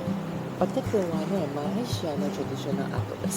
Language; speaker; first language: Japanese; non-native, learner; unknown